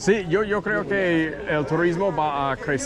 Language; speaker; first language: Spanish; non-native, learner; English